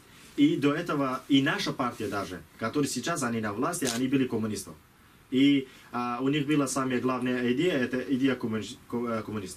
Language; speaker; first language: Russian; non-native, learner; Kurdish